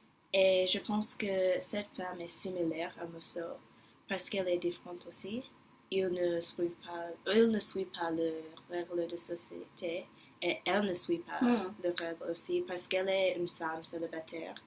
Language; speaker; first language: French; non-native, learner; English